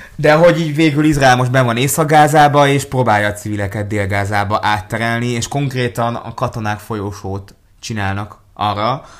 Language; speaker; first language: Hungarian; early bilingual, other home language; Hebrew